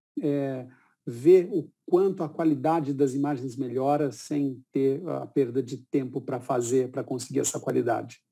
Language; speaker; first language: Portuguese; native; Portuguese